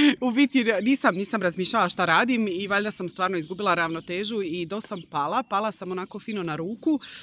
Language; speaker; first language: Bosnian; early bilingual, heritage; Croatian